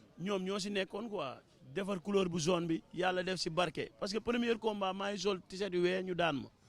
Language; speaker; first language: Wolof; native; Wolof